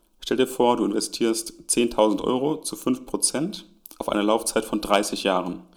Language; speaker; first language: German; native; German